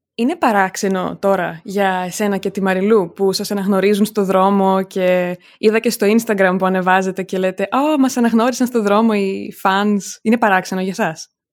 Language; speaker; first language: Greek; native; Greek